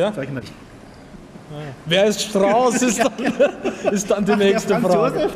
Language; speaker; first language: German; native; German